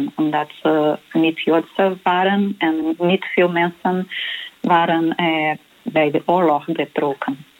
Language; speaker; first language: Dutch; non-native, learner; Portuguese